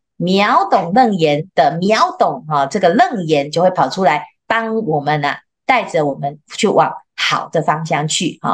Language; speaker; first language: Chinese; native; Chinese